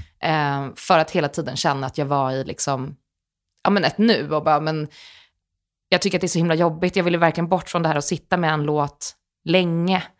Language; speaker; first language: Swedish; native; Swedish